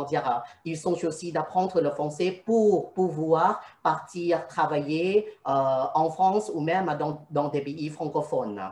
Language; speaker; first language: French; non-native, fluent; Thai